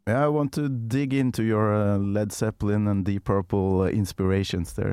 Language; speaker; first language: English; non-native, fluent; Norwegian